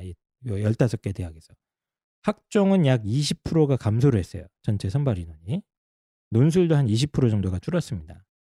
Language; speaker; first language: Korean; native; Korean